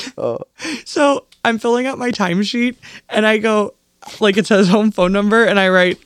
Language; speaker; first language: English; native; English